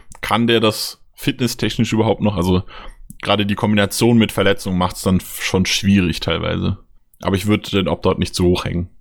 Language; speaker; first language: German; native; German